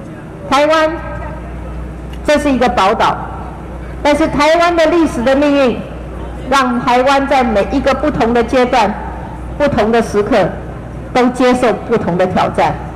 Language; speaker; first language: Chinese; native; Chinese